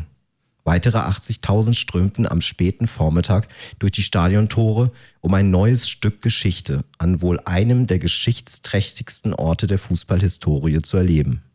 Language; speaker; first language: German; native; German